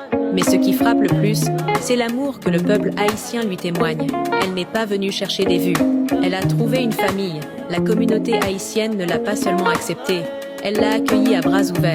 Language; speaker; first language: French; non-native, local second language; Haitian Creole